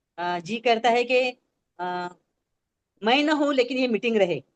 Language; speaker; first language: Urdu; non-native, local second language; Marathi